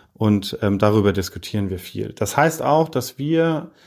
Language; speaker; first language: German; native; German